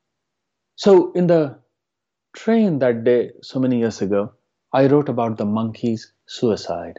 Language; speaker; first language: English; non-native, local second language; Hindi